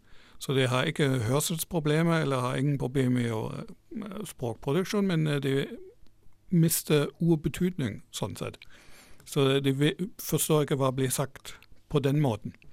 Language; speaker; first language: Norwegian; non-native, fluent; German